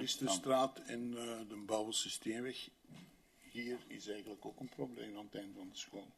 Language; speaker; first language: Dutch; native; Dutch